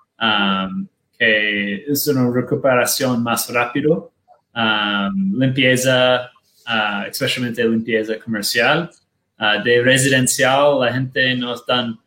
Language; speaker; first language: Spanish; non-native, learner; Portuguese